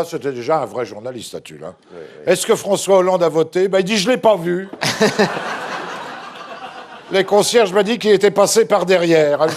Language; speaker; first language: French; native; French